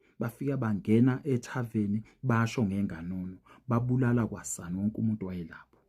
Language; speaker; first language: Zulu; native; Zulu